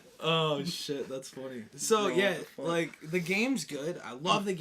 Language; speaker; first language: English; native; English